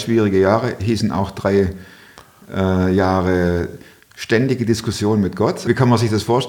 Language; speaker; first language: German; native; German